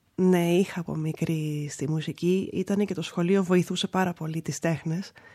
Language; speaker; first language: Greek; early bilingual, other home language; English